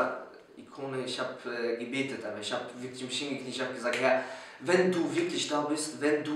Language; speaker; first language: German; early bilingual, other home language; Polish